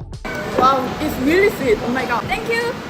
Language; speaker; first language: English; non-native, learner; Japanese